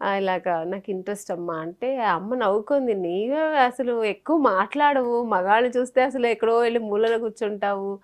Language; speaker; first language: Telugu; native; Telugu